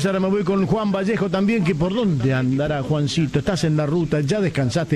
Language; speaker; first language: Spanish; native; Spanish